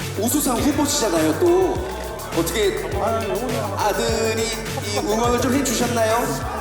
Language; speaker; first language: Korean; native; Korean